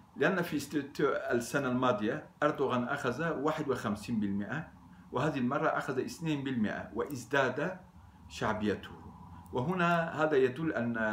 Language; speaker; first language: Arabic; non-native, fluent; Turkish